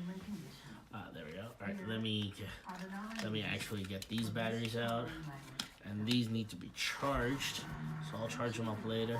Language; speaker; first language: English; native; English